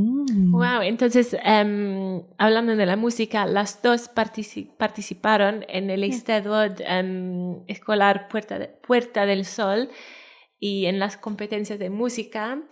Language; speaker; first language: Spanish; non-native, fluent; Welsh